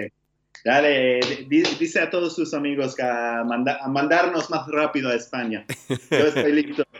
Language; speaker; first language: Spanish; non-native, learner; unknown